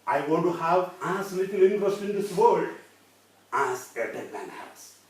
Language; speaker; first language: English; non-native, local second language; Malayalam